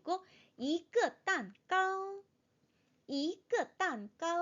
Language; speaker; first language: Chinese; non-native, fluent; Korean